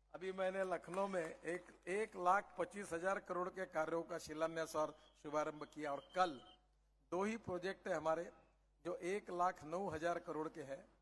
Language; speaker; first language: Hindi; non-native, local second language; Marathi